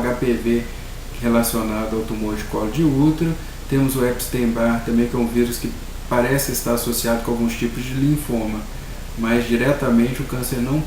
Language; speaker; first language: Portuguese; native; Portuguese